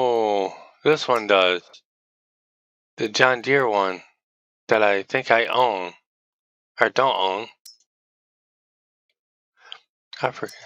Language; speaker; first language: English; native; English